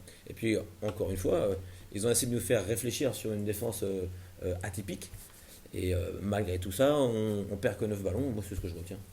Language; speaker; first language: French; native; French